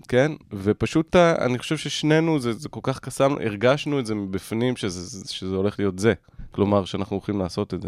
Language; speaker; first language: Hebrew; native; Hebrew